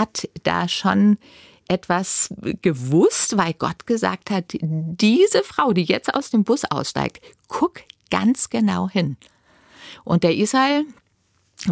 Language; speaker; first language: German; native; German